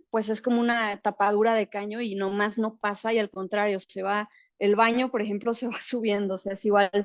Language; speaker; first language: Spanish; native; Spanish